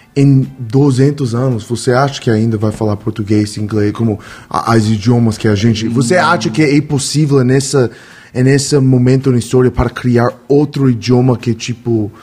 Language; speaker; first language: Portuguese; non-native, learner; English